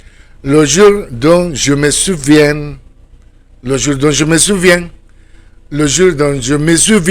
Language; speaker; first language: French; non-native, fluent; Spanish